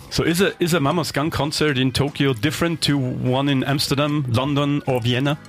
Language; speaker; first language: English; non-native, fluent; German